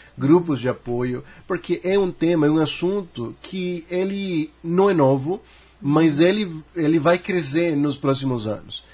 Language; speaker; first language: Portuguese; non-native, fluent; Spanish